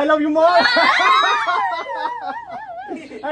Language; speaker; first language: English; non-native, local second language; Hindi